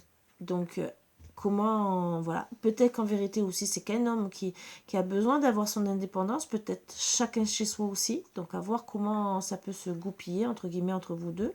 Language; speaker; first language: French; native; French